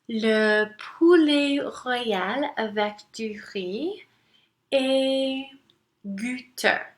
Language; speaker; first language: French; non-native, local second language; English